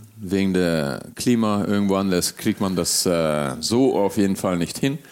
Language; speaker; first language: German; early bilingual, other home language; Hungarian